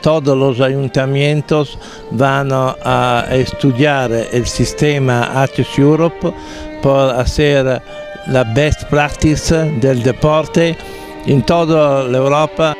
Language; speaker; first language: Spanish; non-native, fluent; Italian